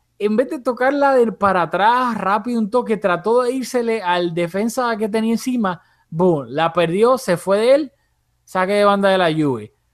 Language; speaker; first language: Spanish; early bilingual, heritage; Spanish